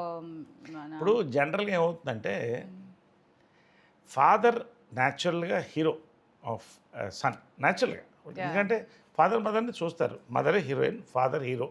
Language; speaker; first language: Telugu; native; Telugu